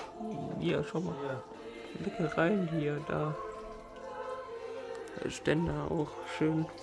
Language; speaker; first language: German; native; German